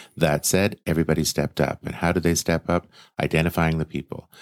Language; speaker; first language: English; native; English